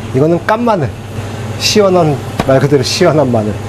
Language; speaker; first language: Korean; native; Korean